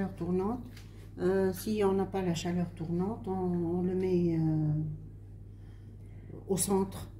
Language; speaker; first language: French; non-native, local second language; Arabic